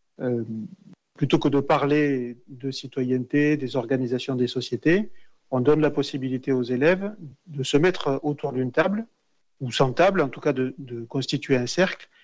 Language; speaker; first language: French; native; French